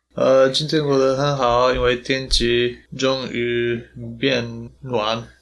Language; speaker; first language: Chinese; non-native, fluent; Polish